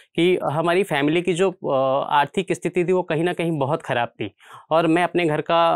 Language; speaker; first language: Hindi; native; Hindi